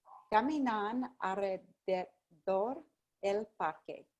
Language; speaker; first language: Spanish; non-native, learner; English